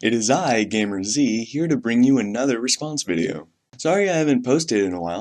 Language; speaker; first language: English; native; English